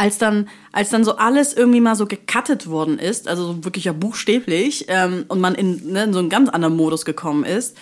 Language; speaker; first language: German; native; German